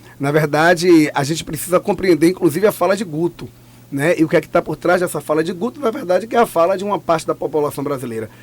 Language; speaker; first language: Portuguese; native; Portuguese